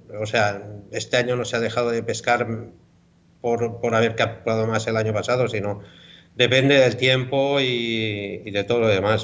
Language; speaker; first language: Spanish; native; Spanish